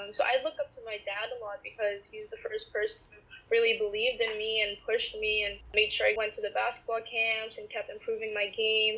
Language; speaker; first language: English; native; English